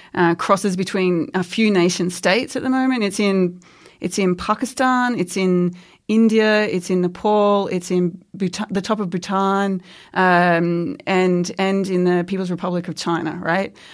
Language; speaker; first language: English; native; English